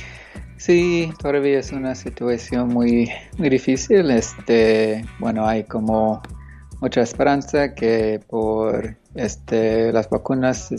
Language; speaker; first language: Spanish; non-native, fluent; English